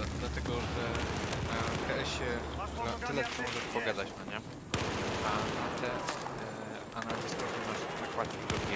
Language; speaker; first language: Polish; native; Polish